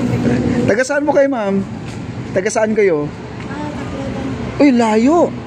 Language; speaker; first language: Filipino; native; Filipino